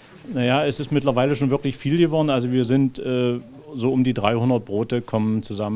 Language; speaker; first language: German; native; German